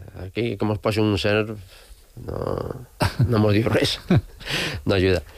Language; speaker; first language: Catalan; non-native, local second language; Spanish